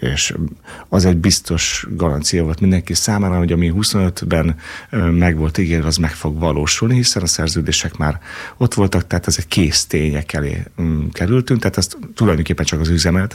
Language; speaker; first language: Hungarian; native; Hungarian